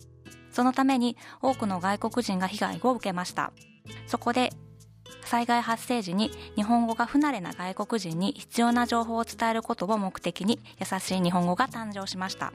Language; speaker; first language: Japanese; native; Japanese